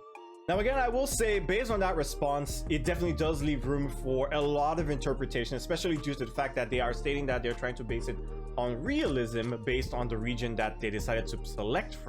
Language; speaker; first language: English; native; English